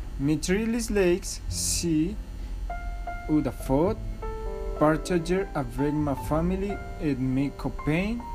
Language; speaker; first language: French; non-native, learner; Spanish